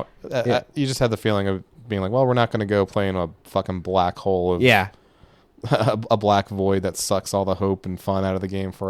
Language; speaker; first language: English; native; English